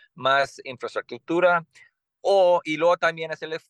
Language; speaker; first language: Spanish; early bilingual, heritage; Spanish